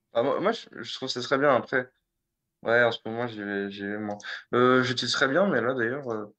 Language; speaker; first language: French; native; French